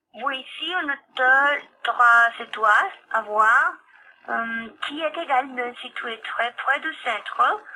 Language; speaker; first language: French; non-native, learner; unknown